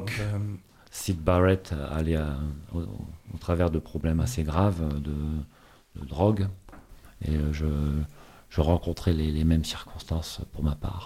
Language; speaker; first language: French; native; French